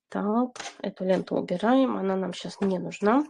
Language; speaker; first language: Russian; native; Russian